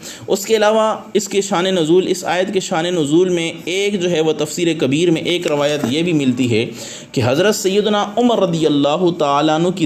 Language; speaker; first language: Urdu; native; Urdu